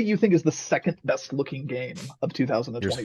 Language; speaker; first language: English; native; English